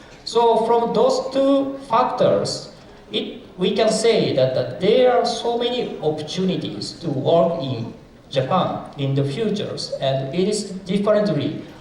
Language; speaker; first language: English; non-native, fluent; Japanese